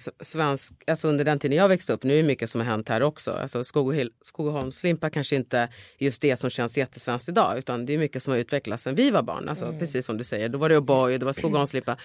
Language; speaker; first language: Swedish; early bilingual, other home language; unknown